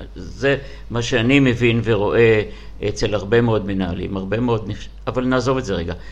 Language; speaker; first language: Hebrew; non-native, fluent; Russian